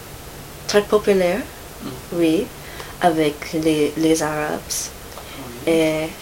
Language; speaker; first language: French; non-native, learner; English